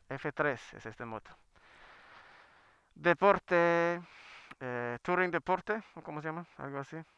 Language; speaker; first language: Spanish; non-native, fluent; Swedish